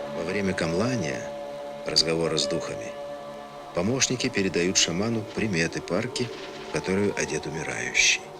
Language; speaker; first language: Russian; native; Russian